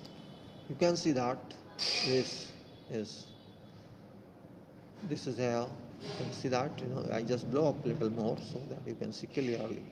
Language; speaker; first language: English; non-native, local second language; Hindi